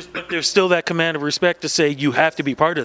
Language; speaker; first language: English; native; English